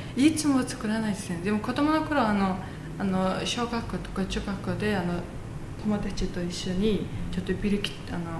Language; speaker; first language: Japanese; non-native, fluent; Mongolian